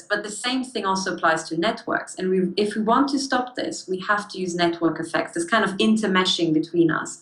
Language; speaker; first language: English; early bilingual, other home language; German